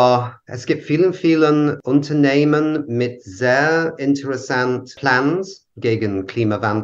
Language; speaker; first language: German; non-native, learner; English